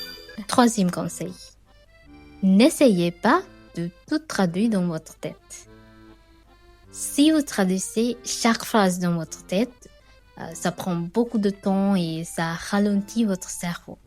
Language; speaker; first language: French; non-native, fluent; Sinhala